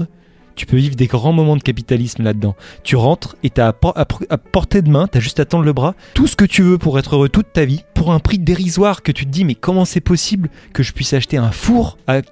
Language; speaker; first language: French; native; French